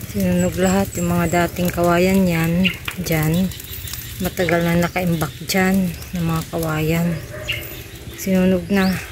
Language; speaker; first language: Filipino; non-native, local second language; Waray